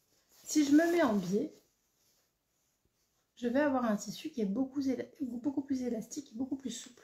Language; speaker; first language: French; native; French